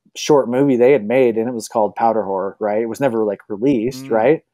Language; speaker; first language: English; native; English